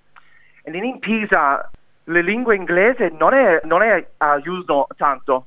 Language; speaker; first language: Italian; non-native, learner; English